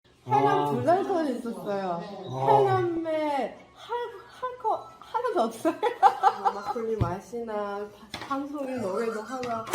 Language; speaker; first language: Korean; non-native, fluent; Arabic